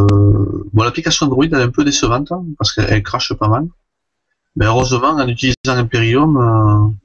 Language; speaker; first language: French; native; French